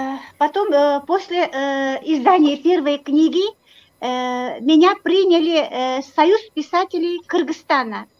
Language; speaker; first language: Russian; non-native, local second language; Kyrgyz